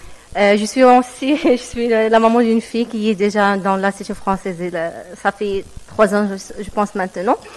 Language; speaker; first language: French; non-native, learner; Arabic